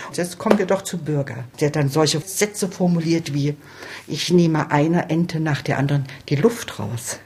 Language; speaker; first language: German; native; German